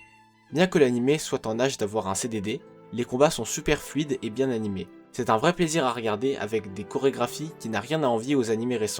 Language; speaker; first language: French; native; French